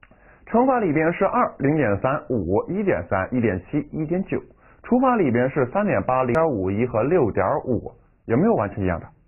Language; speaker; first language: Chinese; native; Chinese